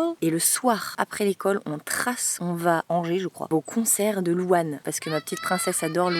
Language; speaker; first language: French; native; French